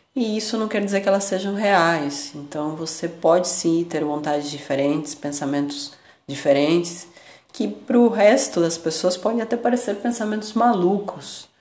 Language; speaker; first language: Portuguese; non-native, fluent; Spanish